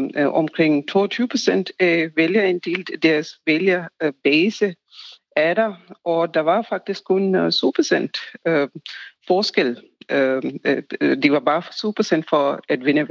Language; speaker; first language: Danish; non-native, fluent; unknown